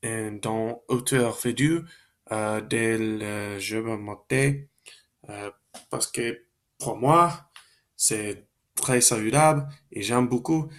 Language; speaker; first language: French; non-native, learner; Spanish